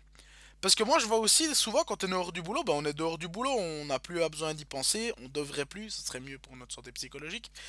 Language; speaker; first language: French; native; French